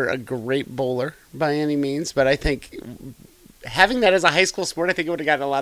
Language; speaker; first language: English; native; English